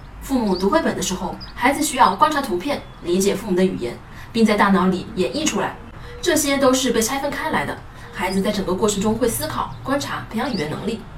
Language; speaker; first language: Chinese; native; Chinese